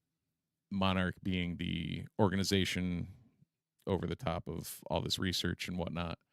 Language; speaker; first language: English; native; English